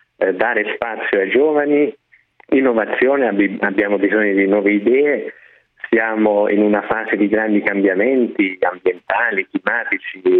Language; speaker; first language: Italian; non-native, fluent; German